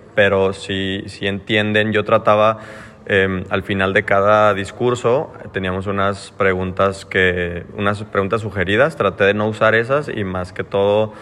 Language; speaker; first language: Spanish; native; Spanish